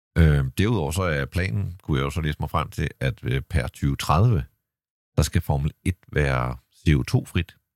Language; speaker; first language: Danish; native; Danish